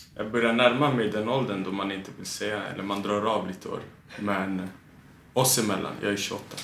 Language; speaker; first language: Swedish; early bilingual, other home language; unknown